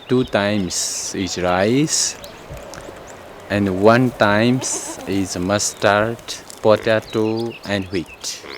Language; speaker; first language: English; non-native, learner; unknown